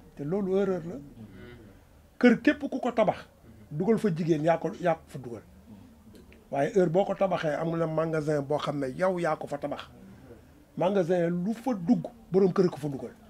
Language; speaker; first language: Wolof; native; Wolof